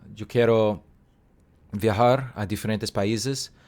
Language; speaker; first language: Spanish; non-native, learner; English